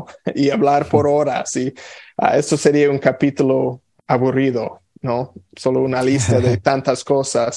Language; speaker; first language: Spanish; non-native, fluent; English